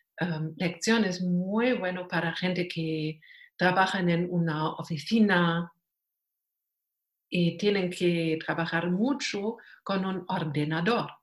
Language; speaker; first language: Spanish; non-native, learner; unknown